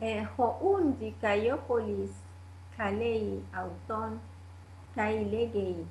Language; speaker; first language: Greek; non-native, learner; Italian